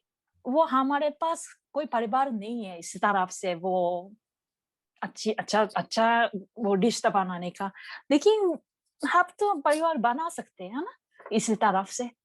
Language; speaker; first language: Hindi; non-native, learner; Japanese